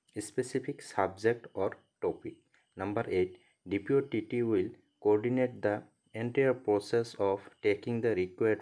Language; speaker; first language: English; non-native, local second language; Assamese